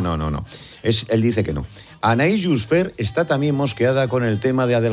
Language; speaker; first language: Spanish; native; Spanish